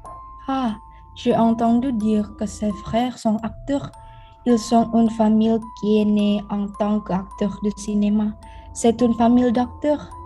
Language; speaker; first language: French; non-native, learner; Indonesian